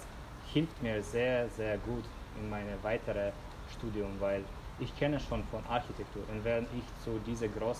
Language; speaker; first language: German; non-native, fluent; Russian